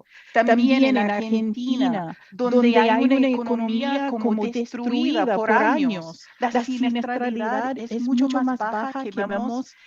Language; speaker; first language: Spanish; non-native, fluent; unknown